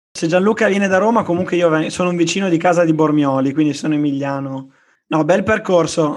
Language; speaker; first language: Italian; native; Italian